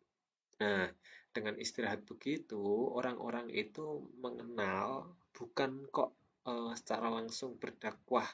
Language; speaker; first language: Indonesian; native; Indonesian